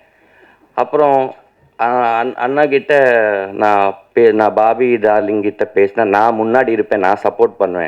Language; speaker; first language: Tamil; non-native, learner; Telugu